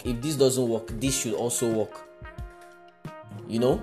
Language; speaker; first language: English; non-native, local second language; Igbo